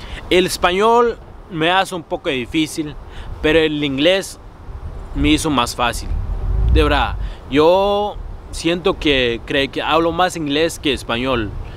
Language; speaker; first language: Spanish; non-native, fluent; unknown